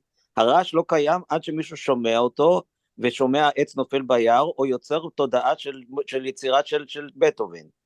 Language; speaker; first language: Hebrew; native; Hebrew